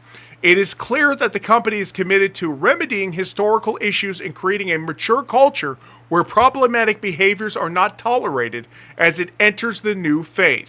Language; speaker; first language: English; native; English